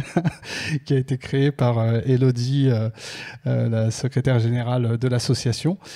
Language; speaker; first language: French; native; French